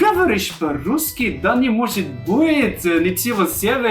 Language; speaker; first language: Russian; non-native, fluent; German